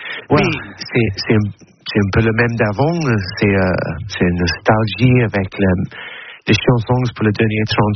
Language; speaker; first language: French; non-native, learner; English